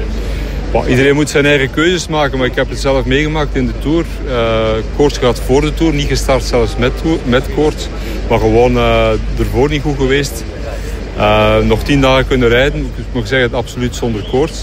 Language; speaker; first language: Dutch; native; Dutch